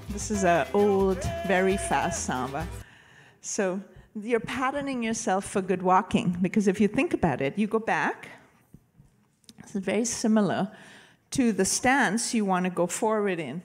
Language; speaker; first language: English; native; English